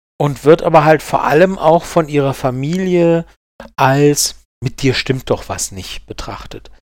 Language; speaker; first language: German; native; German